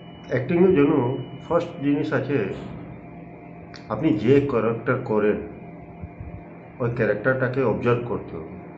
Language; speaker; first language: Bangla; non-native, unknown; Hindi